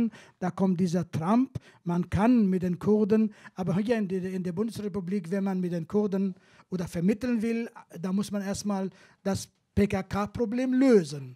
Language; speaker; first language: German; non-native, fluent; Kurdish